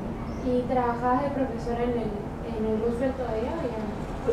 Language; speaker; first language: Spanish; native; Spanish